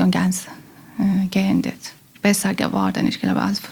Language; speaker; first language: German; non-native, learner; Persian